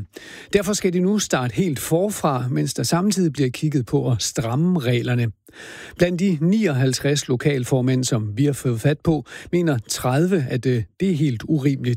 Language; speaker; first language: Danish; native; Danish